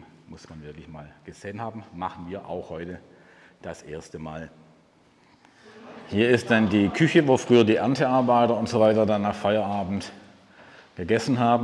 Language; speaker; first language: German; native; German